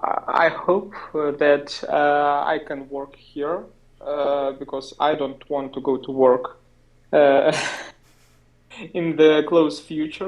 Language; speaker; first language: English; non-native, learner; Russian